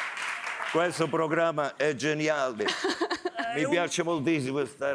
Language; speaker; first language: Italian; non-native, learner; Spanish